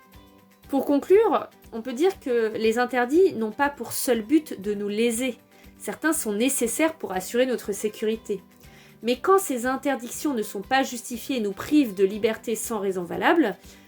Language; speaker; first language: French; native; French